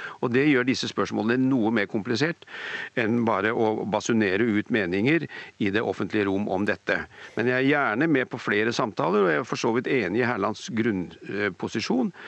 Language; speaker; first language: Norwegian; native; Norwegian